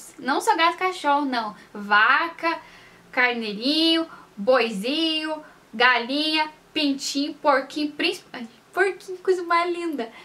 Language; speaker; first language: Portuguese; native; Portuguese